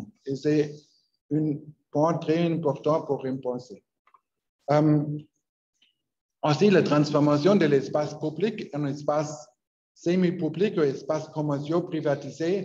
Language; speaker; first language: French; non-native, learner; Spanish